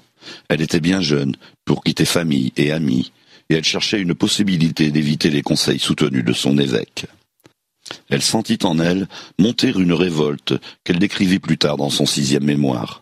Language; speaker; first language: French; native; French